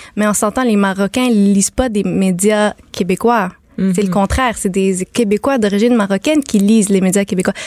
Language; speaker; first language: French; native; French